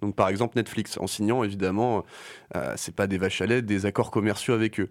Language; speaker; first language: French; native; French